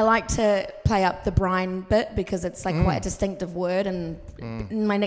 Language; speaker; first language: English; native; English